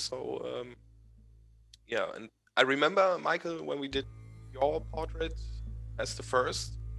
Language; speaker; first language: English; non-native, fluent; German